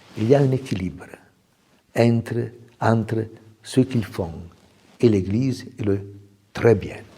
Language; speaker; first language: French; non-native, fluent; Italian